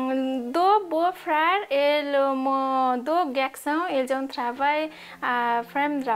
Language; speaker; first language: French; non-native, learner; Nepali